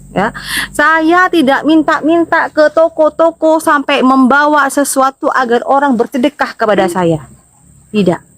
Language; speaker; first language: Indonesian; non-native, local second language; Madurese